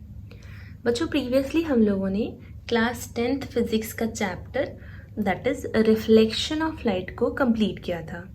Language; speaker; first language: Hindi; native; Hindi